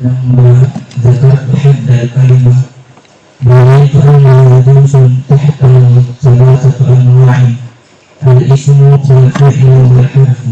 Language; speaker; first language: Arabic; non-native, fluent; Indonesian